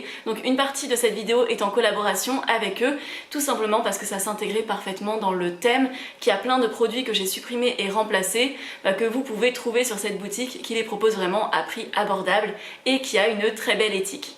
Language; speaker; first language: French; native; French